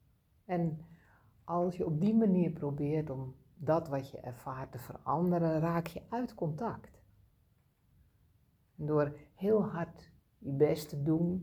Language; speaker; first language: Dutch; native; Dutch